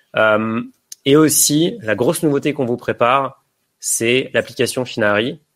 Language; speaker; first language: French; native; French